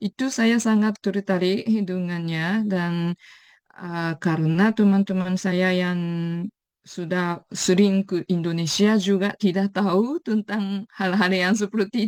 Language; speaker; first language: Indonesian; non-native, fluent; Japanese